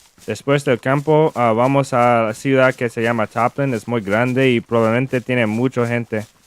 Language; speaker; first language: Spanish; non-native, learner; English